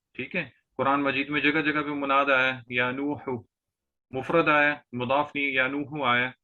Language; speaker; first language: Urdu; native; Urdu